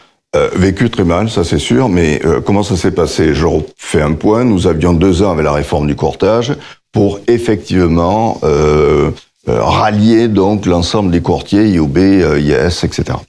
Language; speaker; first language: French; native; French